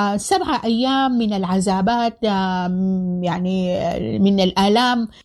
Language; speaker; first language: Arabic; native; Arabic